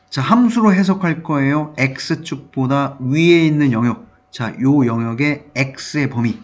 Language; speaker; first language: Korean; native; Korean